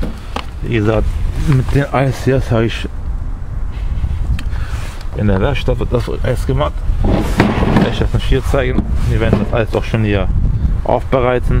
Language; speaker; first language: German; early bilingual, other home language; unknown